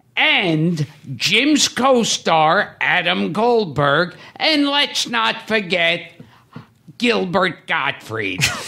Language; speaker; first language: English; native; English